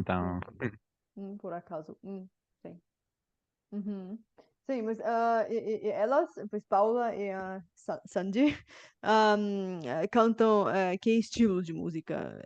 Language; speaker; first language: Portuguese; non-native, fluent; Bulgarian